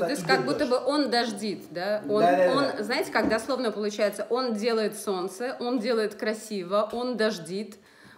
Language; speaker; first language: Russian; native; Russian